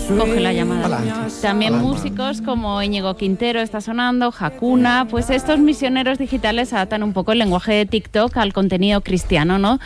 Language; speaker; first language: Spanish; native; Spanish